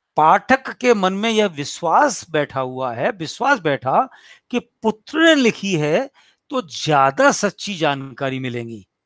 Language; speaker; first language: Hindi; native; Hindi